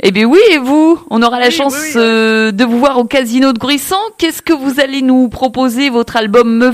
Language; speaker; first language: French; native; French